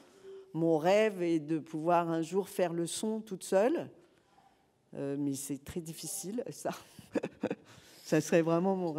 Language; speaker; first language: French; native; French